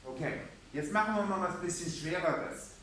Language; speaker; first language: German; non-native, fluent; English